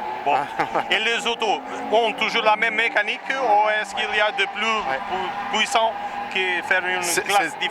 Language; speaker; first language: French; non-native, learner; Portuguese